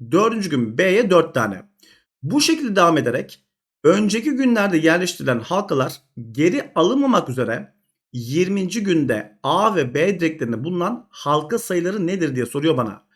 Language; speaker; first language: Turkish; native; Turkish